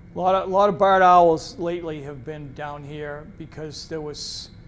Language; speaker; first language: English; native; English